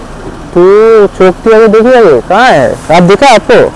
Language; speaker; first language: Hindi; non-native, local second language; Bangla